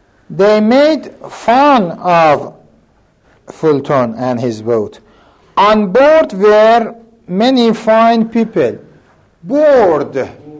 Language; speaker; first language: English; non-native, fluent; Persian